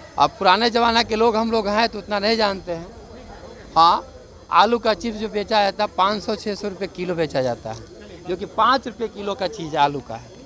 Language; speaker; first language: Hindi; native; Hindi